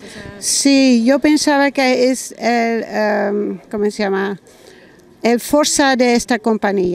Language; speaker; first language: Spanish; non-native, learner; German